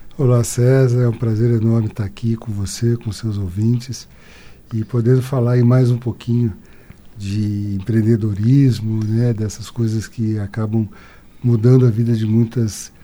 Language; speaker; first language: Portuguese; native; Portuguese